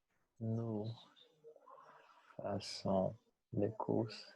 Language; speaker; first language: French; non-native, learner; Portuguese